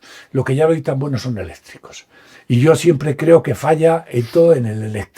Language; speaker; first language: Spanish; native; Spanish